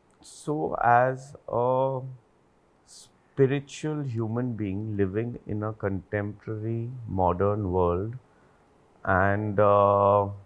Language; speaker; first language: English; non-native, local second language; Hindi